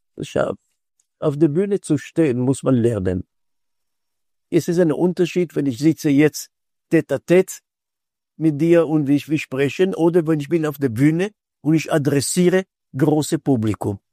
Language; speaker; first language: German; non-native, fluent; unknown